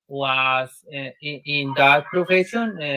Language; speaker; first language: English; non-native, learner; Spanish